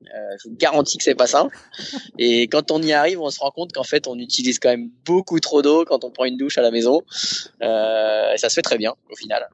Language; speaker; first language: French; native; French